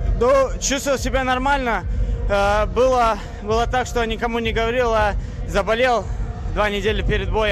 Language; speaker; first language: Russian; non-native, local second language; Latvian